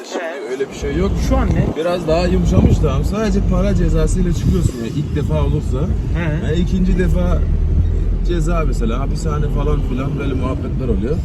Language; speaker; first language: Turkish; non-native, fluent; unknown